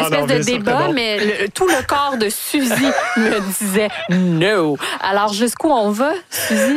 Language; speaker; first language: French; native; French